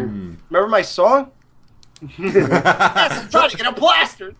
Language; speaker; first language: English; native; English